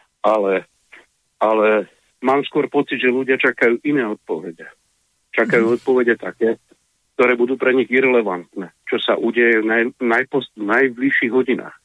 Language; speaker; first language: Slovak; non-native, fluent; Russian